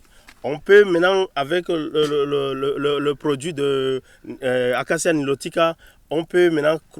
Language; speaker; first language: French; non-native, local second language; Fula